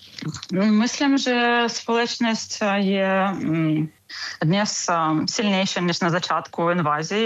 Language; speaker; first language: Czech; non-native, fluent; Ukrainian